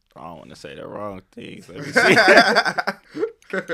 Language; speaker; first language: English; native; English